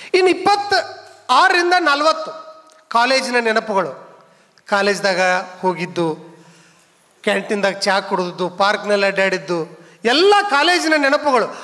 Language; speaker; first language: Kannada; native; Kannada